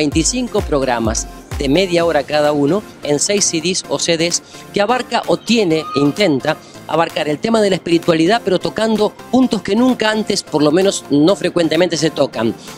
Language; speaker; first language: Spanish; native; Spanish